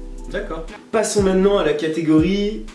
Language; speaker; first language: French; native; French